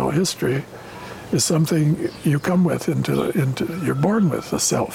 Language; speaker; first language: English; native; English